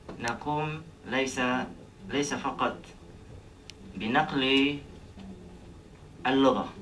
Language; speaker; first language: Arabic; non-native, fluent; Malay